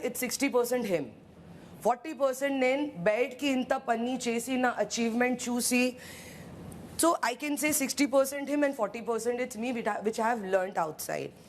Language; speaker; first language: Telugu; non-native, fluent; Hindi